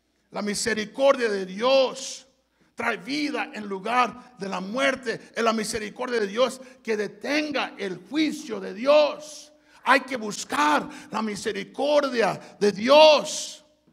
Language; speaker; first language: Spanish; early bilingual, heritage; Spanish